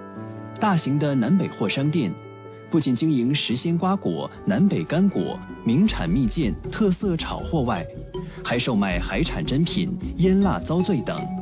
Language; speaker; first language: Chinese; native; Chinese